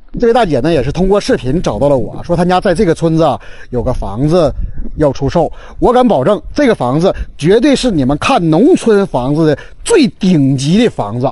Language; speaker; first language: Chinese; native; Chinese